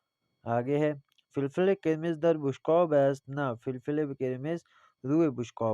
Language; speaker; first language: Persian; non-native, fluent; Urdu